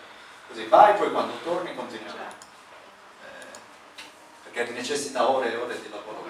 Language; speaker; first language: Italian; native; Italian